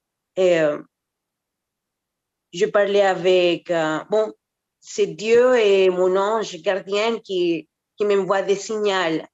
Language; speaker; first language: French; non-native, fluent; Spanish